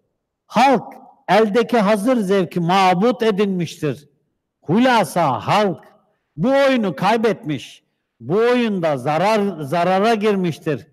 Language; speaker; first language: Turkish; native; Turkish